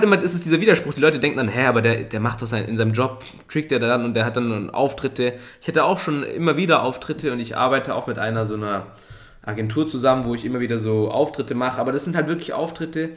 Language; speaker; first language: German; native; German